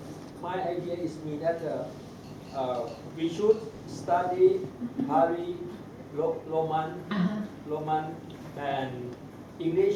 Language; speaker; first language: English; non-native, learner; Thai